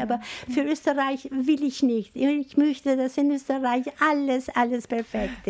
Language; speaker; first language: German; non-native, learner; Albanian